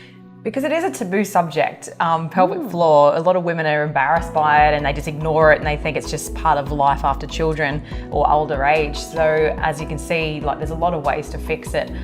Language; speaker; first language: English; native; English